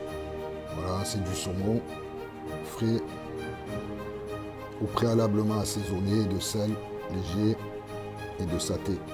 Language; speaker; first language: French; native; French